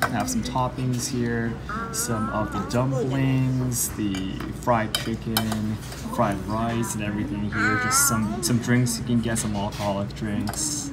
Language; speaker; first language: English; early bilingual, other home language; Japanese